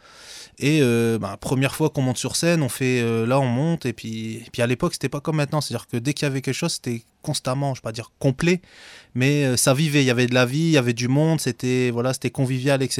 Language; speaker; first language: French; native; French